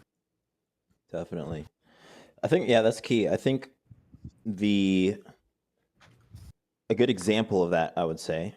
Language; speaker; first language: English; native; English